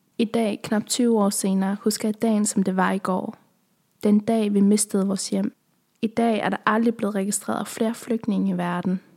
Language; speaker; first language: Danish; early bilingual, other home language; Persian